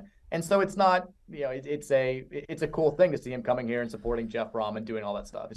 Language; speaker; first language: English; native; English